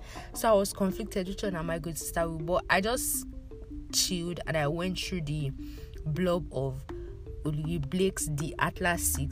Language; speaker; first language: English; non-native, local second language; Yoruba